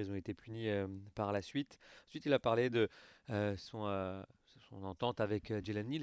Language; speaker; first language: French; native; French